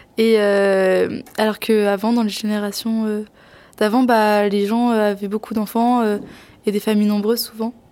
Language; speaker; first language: French; native; French